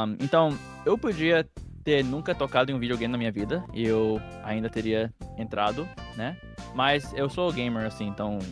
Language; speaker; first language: Portuguese; early bilingual, heritage; Portuguese